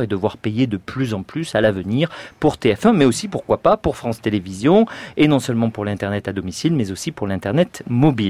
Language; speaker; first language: French; native; French